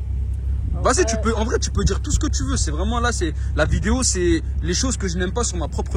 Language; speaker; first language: French; native; French